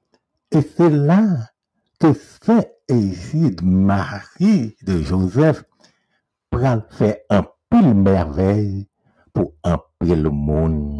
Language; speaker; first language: French; non-native, local second language; Haitian Creole